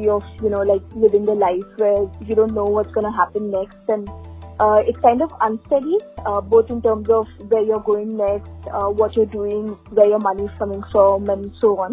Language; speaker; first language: English; non-native, local second language; Hindi